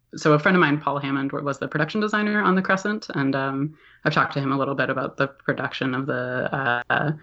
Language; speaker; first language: English; native; English